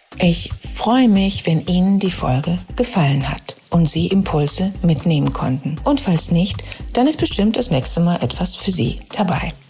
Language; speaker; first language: German; native; German